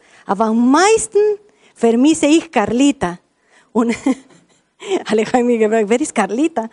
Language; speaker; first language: German; non-native, learner; Spanish